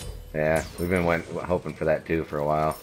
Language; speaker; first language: English; native; English